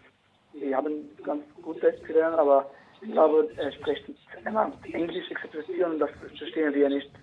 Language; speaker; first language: German; non-native, learner; Arabic